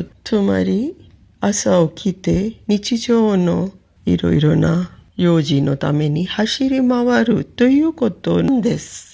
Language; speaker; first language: Japanese; non-native, fluent; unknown